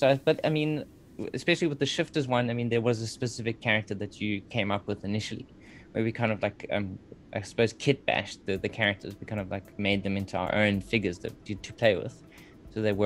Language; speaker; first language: English; native; English